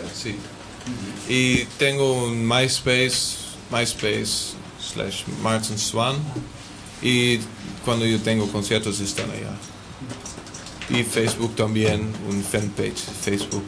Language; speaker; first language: Spanish; non-native, learner; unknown